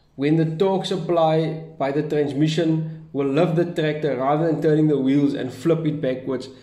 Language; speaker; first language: English; non-native, local second language; Afrikaans